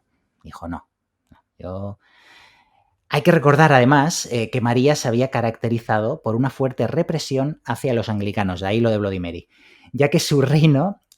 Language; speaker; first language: Spanish; native; Spanish